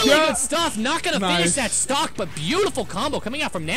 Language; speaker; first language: English; native; English